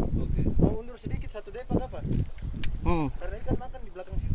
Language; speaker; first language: Malay; native; Malay